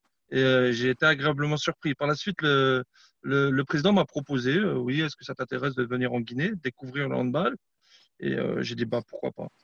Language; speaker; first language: French; non-native, fluent; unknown